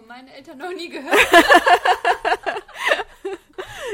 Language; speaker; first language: German; early bilingual, other home language; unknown